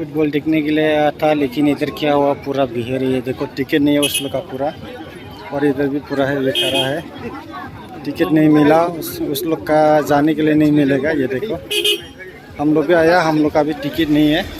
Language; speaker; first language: Hindi; non-native, local second language; Bodo